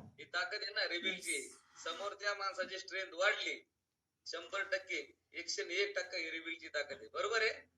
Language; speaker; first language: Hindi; non-native, local second language; Marathi